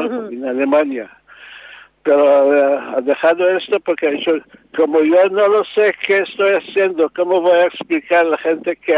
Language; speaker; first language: Spanish; non-native, learner; Hebrew